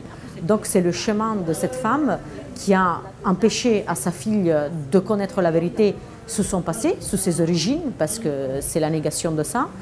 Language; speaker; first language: French; non-native, fluent; Italian